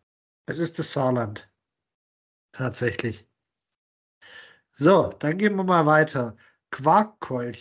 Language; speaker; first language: German; native; German